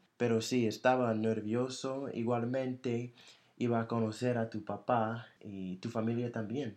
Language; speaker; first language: Spanish; non-native, fluent; English